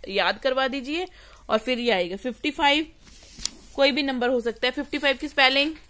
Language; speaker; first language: Hindi; native; Hindi